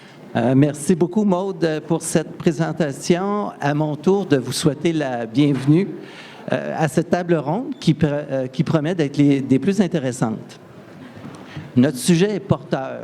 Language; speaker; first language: French; native; French